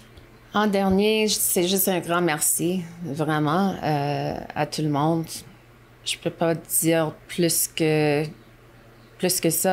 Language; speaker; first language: French; non-native, local second language; English